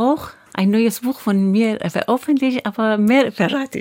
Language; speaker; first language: German; non-native, fluent; Persian